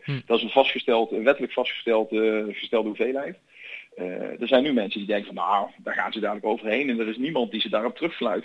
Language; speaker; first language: Dutch; native; Dutch